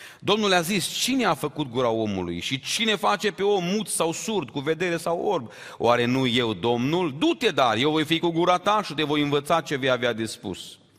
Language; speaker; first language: Romanian; native; Romanian